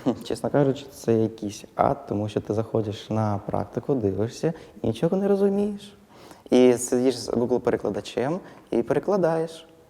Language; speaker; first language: Ukrainian; non-native, fluent; Russian